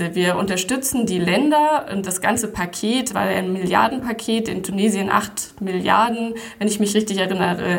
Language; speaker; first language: German; native; German